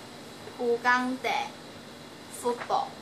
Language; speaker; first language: Spanish; non-native, learner; Chinese